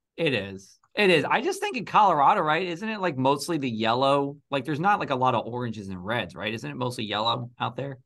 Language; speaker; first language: English; native; English